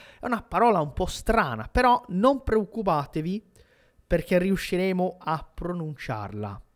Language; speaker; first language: Italian; non-native, fluent; Portuguese